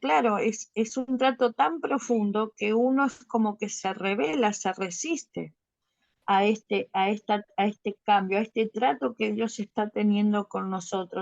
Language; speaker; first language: Spanish; native; Spanish